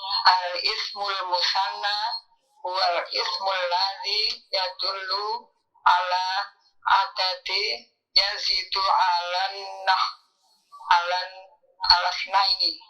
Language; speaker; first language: Arabic; non-native, learner; Indonesian